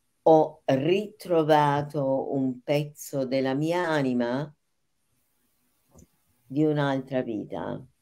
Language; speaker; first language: Italian; non-native, fluent; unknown